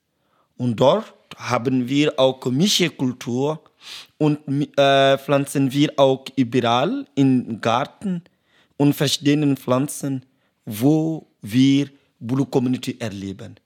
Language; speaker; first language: German; non-native, learner; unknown